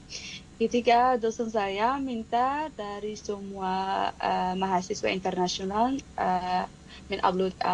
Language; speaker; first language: Indonesian; non-native, fluent; Arabic